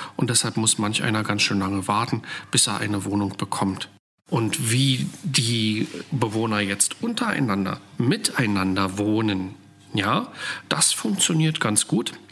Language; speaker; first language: German; native; German